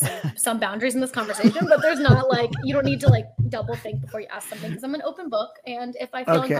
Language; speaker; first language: English; native; English